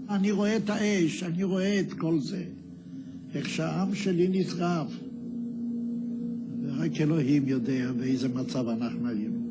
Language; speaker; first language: Hebrew; non-native, fluent; Yiddish